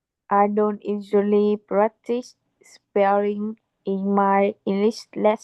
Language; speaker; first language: English; non-native, learner; Vietnamese